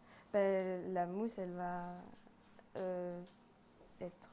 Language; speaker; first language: French; native; French